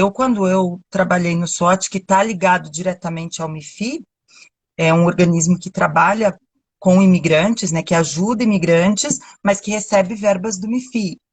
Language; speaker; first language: Portuguese; native; Portuguese